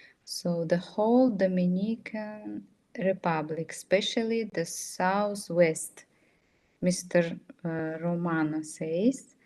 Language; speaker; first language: English; non-native, fluent; Russian